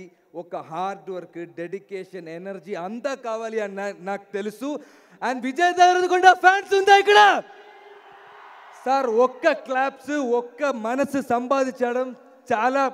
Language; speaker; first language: Telugu; non-native, learner; Malayalam